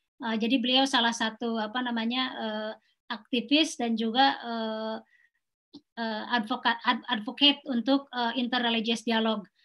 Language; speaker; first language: Indonesian; non-native, local second language; Sundanese